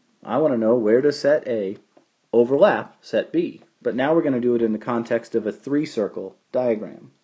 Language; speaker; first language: English; native; English